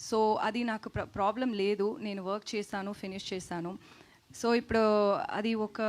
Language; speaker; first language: Telugu; non-native, local second language; Tamil